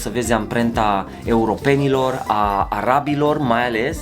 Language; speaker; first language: Romanian; native; Romanian